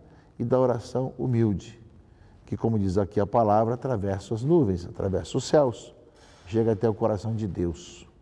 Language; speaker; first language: Portuguese; native; Portuguese